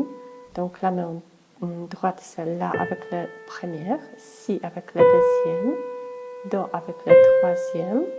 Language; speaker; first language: French; non-native, fluent; Polish